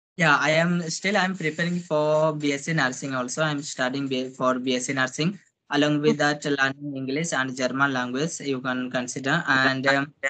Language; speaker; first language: English; non-native, local second language; Odia